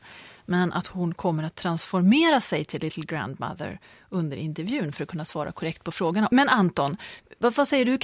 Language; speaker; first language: Swedish; native; Swedish